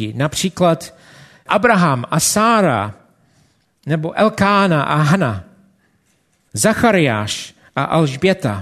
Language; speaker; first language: Czech; non-native, fluent; English